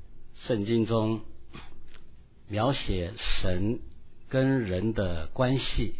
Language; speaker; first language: Chinese; native; Chinese